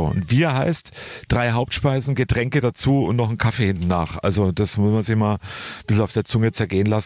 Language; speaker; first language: German; native; German